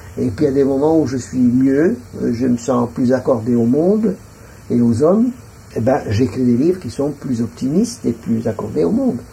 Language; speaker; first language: French; non-native, local second language; Arabic